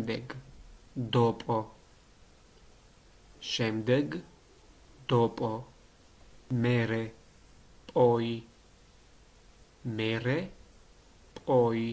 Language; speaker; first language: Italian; non-native, learner; Georgian